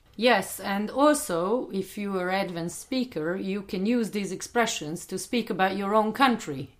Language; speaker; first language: English; non-native, fluent; Hungarian